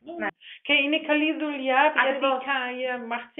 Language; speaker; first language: Greek; non-native, learner; German